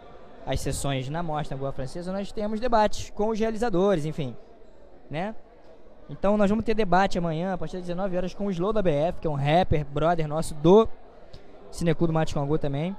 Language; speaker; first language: Portuguese; native; Portuguese